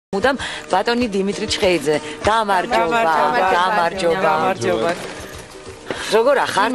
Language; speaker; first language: Georgian; native; Georgian